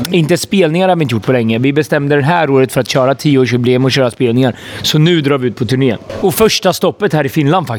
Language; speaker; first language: Swedish; native; Swedish